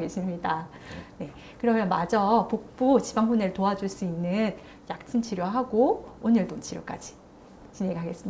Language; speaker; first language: Korean; native; Korean